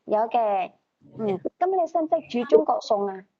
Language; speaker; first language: Cantonese; native; Cantonese